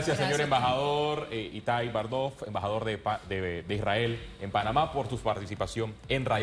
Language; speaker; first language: Spanish; native; Spanish